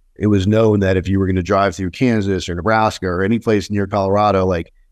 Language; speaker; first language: English; native; English